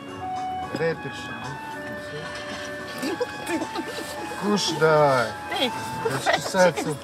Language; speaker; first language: Russian; native; Russian